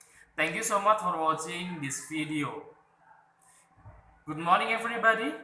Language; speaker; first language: English; non-native, learner; Indonesian